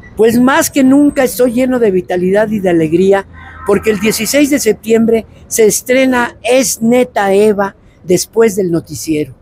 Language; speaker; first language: Spanish; native; Spanish